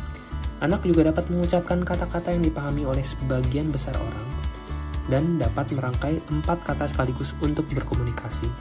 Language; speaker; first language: Indonesian; native; Indonesian